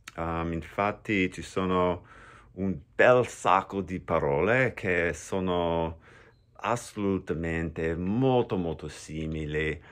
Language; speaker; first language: Italian; non-native, learner; English